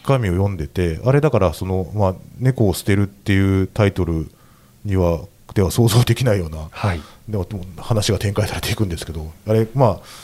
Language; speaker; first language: Japanese; native; Japanese